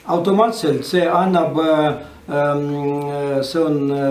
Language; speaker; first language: Estonian; non-native, learner; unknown